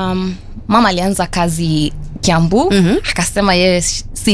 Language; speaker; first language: Swahili; native; Swahili